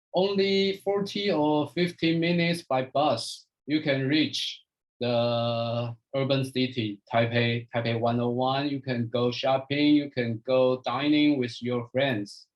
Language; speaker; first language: English; non-native, fluent; Chinese